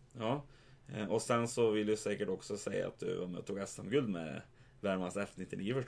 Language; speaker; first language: Swedish; native; Swedish